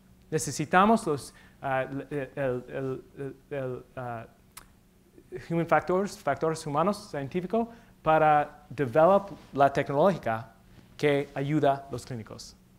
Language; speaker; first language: Spanish; non-native, learner; English